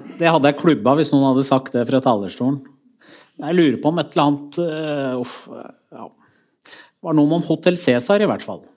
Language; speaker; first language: Norwegian; early bilingual, other home language; Persian